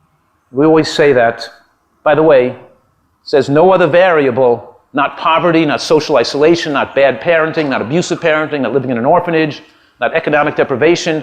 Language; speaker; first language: English; native; English